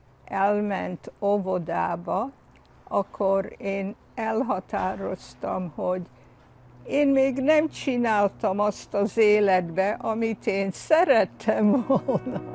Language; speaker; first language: Hungarian; early bilingual, heritage; Hungarian